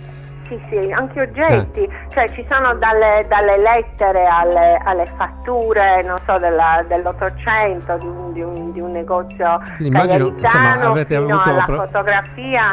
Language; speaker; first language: Italian; native; Italian